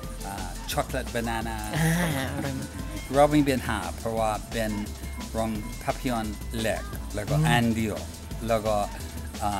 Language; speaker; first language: Thai; non-native, learner; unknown